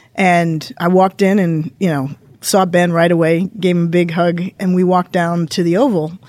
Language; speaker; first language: English; native; English